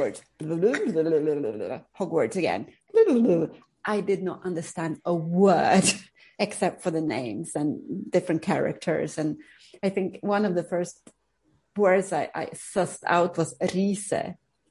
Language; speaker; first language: English; non-native, fluent; Swedish